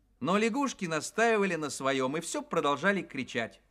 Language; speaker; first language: Russian; native; Russian